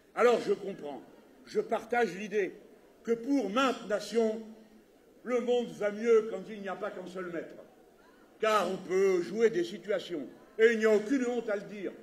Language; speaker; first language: French; native; French